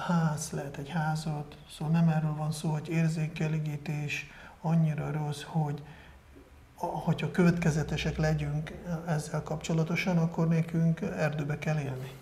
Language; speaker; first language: Hungarian; non-native, fluent; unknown